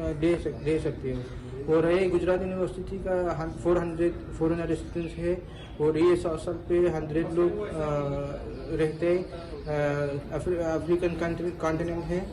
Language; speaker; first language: Hindi; non-native, learner; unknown